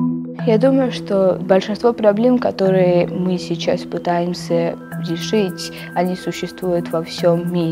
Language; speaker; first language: Russian; non-native, local second language; Georgian